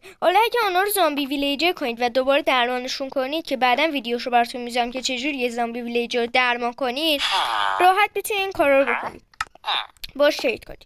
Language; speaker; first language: Persian; native; Persian